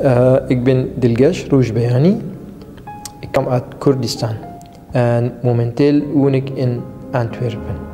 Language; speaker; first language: Dutch; non-native, learner; Kurdish